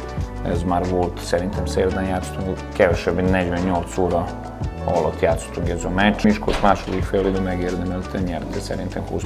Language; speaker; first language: Hungarian; non-native, fluent; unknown